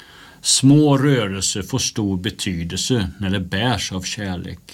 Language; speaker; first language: Swedish; native; Swedish